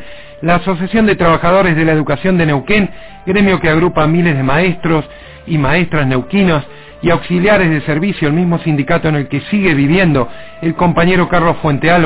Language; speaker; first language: Spanish; native; Spanish